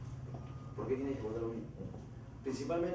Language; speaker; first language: Spanish; native; Spanish